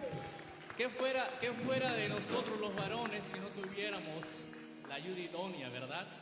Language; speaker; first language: Spanish; native; Spanish